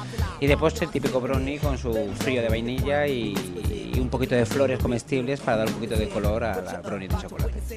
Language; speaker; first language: Spanish; native; Spanish